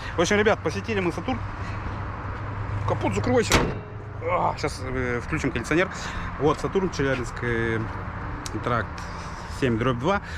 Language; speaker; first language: Russian; native; Russian